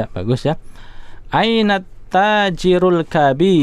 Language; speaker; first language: Arabic; non-native, fluent; Indonesian